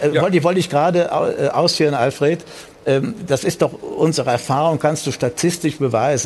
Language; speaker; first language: German; native; German